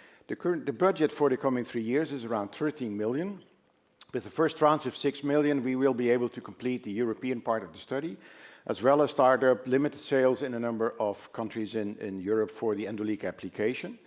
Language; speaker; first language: English; non-native, fluent; Dutch